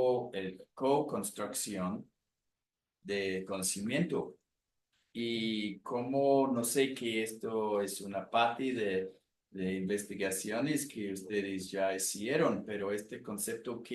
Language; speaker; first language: Spanish; non-native, fluent; English